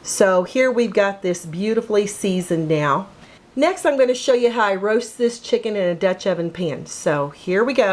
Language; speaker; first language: English; native; English